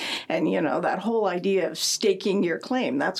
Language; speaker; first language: English; native; English